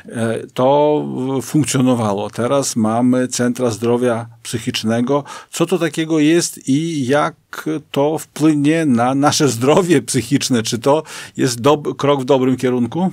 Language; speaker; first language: Polish; native; Polish